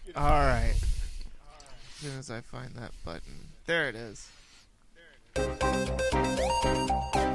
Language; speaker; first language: English; native; English